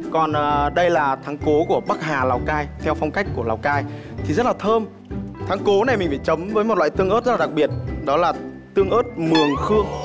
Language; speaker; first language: Vietnamese; non-native, local second language; Muong